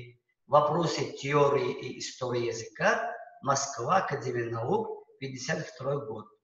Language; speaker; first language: Russian; non-native, local second language; Uzbek